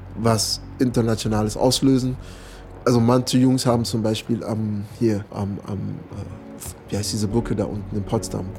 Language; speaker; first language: German; non-native, fluent; English